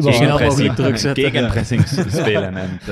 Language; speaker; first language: Dutch; non-native, learner; German